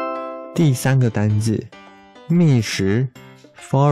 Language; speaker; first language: Chinese; native; Chinese